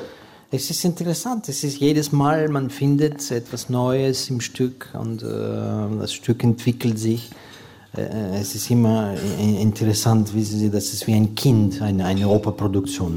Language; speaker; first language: German; non-native, fluent; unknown